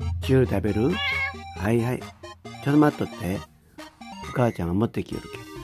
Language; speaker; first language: Japanese; native; Japanese